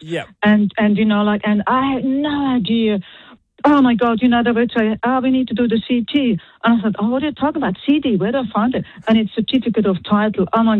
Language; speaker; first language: English; non-native, fluent; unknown